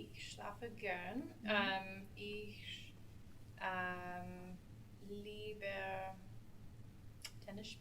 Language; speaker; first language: German; non-native, learner; English